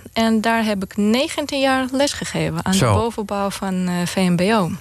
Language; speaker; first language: Dutch; non-native, fluent; Romanian